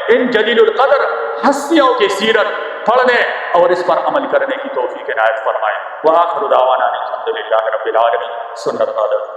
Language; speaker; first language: Urdu; non-native, local second language; Pashto